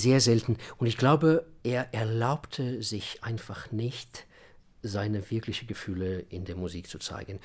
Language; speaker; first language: German; non-native, fluent; Russian